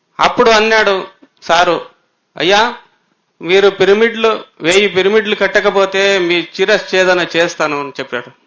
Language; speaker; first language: Telugu; native; Telugu